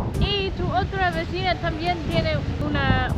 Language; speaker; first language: Spanish; non-native, learner; English